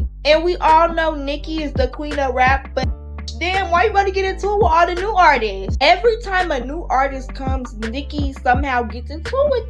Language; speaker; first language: English; native; English